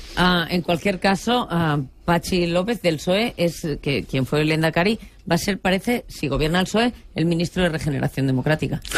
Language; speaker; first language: Spanish; non-native, local second language; Catalan